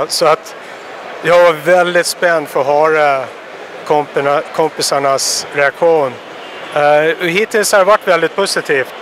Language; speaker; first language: Swedish; native; Swedish